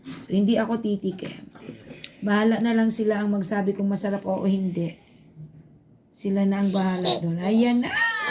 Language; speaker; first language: Filipino; native; Filipino